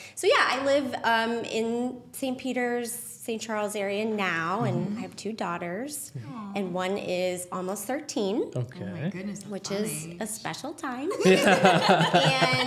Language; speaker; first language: English; native; English